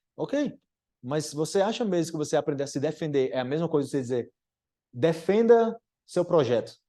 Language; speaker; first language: Portuguese; native; Portuguese